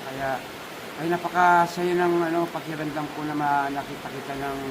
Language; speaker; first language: Filipino; native; Filipino